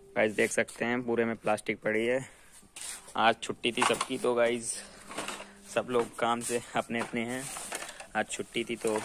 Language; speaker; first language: Hindi; native; Hindi